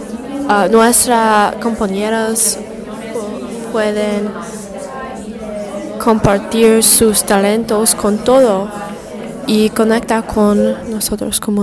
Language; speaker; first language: Spanish; non-native, learner; English